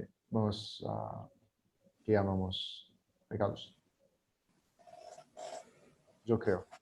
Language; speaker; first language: Spanish; non-native, learner; English